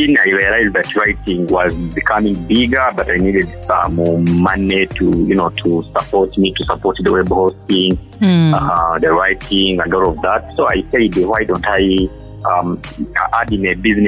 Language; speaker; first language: English; non-native, local second language; Kinyarwanda